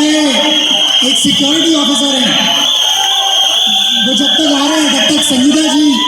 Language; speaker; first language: Hindi; native; Hindi